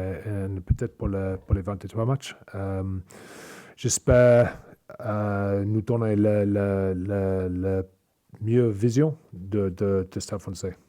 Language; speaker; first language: French; non-native, learner; English